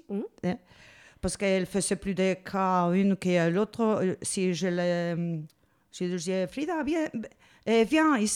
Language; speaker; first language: French; non-native, learner; Spanish